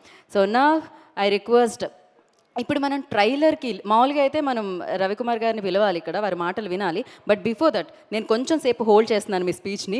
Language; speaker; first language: Telugu; native; Telugu